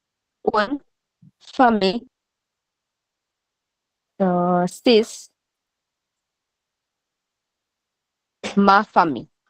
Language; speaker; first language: French; non-native, learner; Bangla